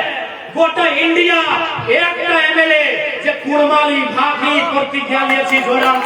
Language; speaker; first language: Bangla; non-native, local second language; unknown